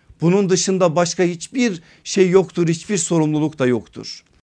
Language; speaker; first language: Turkish; native; Turkish